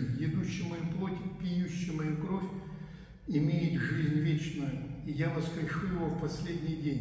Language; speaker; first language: Russian; native; Russian